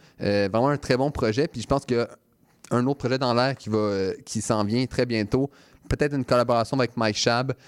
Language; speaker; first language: French; native; French